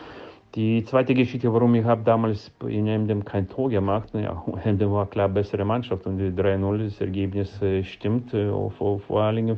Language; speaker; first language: German; non-native, learner; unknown